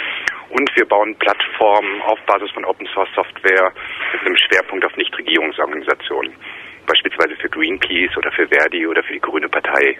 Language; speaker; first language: German; native; German